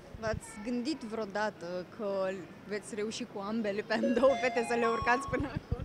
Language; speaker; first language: Romanian; native; Romanian